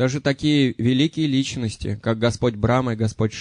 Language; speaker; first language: Russian; native; Russian